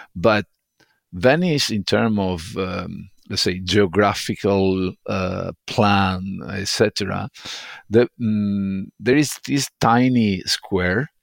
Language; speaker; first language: English; non-native, fluent; Italian